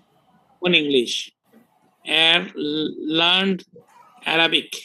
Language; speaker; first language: German; non-native, learner; Bangla